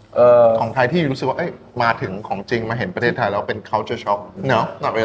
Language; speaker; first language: Thai; native; Thai